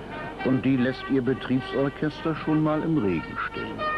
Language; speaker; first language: German; native; German